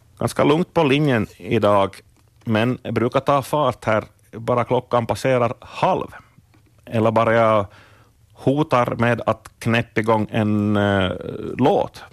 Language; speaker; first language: Swedish; native; Swedish